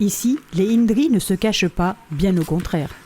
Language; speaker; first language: French; native; French